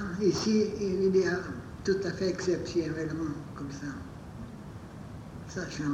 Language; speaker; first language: French; non-native, fluent; Bulgarian